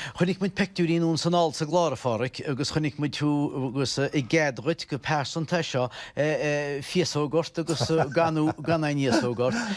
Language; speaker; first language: Irish; native; Irish